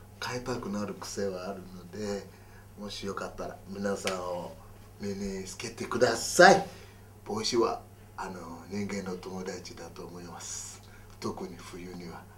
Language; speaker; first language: Japanese; non-native, fluent; Yoruba